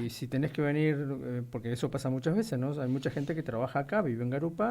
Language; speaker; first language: Spanish; native; Spanish